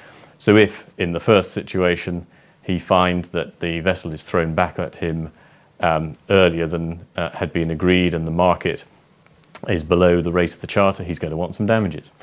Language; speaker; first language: English; native; English